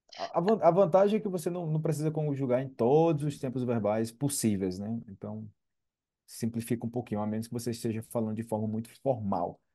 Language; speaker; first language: Portuguese; native; Portuguese